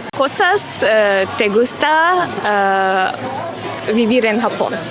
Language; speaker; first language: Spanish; non-native, learner; Japanese